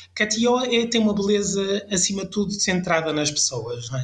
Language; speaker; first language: Portuguese; early bilingual, other home language; French